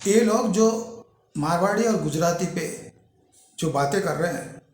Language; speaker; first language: Hindi; non-native, local second language; Telugu